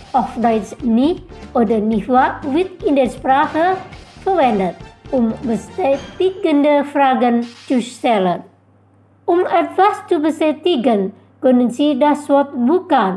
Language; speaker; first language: German; non-native, fluent; Indonesian